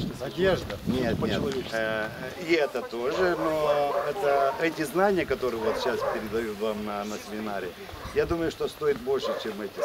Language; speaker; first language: Russian; non-native, local second language; Romanian